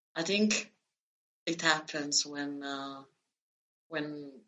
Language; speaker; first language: English; non-native, fluent; Italian